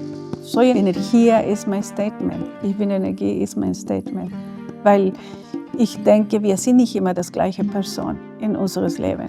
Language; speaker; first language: German; non-native, learner; Spanish